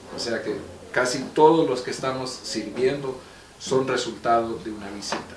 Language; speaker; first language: Spanish; non-native, local second language; English